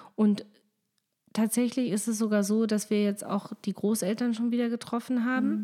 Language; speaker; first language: German; native; German